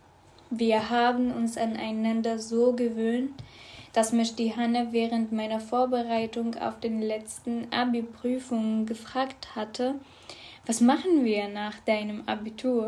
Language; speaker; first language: German; non-native, fluent; Arabic